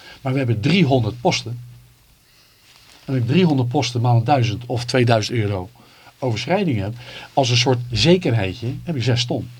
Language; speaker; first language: Dutch; native; Dutch